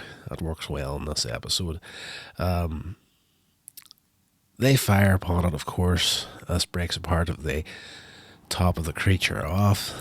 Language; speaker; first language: English; native; English